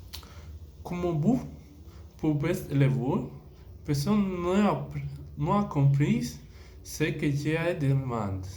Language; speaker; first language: French; non-native, learner; Spanish